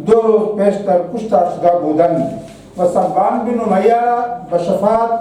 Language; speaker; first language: Persian; non-native, fluent; Urdu